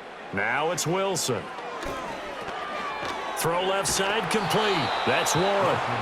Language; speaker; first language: English; native; English